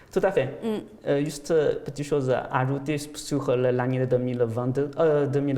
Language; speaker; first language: French; non-native, fluent; Chinese